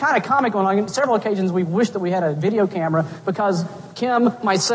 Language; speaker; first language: English; native; English